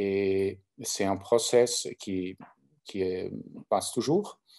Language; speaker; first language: French; non-native, local second language; German